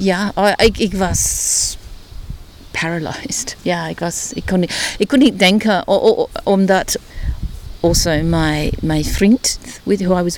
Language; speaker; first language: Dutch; early bilingual, heritage; Dutch